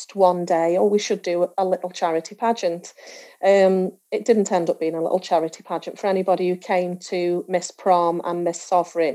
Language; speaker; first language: English; native; English